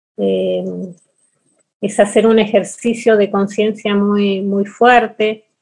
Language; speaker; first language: Spanish; native; Spanish